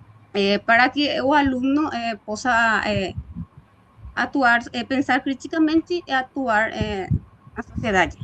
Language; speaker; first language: Portuguese; non-native, fluent; Spanish